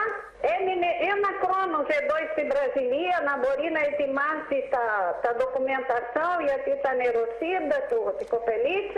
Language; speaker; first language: Greek; non-native, fluent; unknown